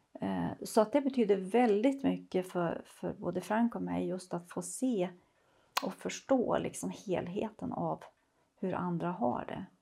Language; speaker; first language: Swedish; native; Swedish